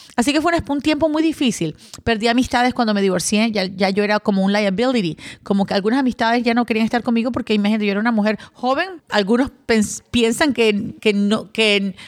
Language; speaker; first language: Spanish; early bilingual, other home language; English